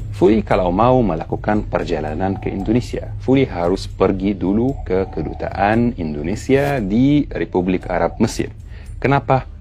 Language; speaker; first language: Malay; non-native, fluent; Arabic